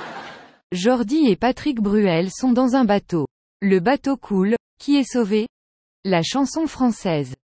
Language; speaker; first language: French; native; French